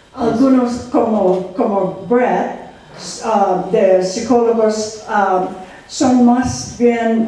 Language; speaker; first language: Spanish; non-native, fluent; English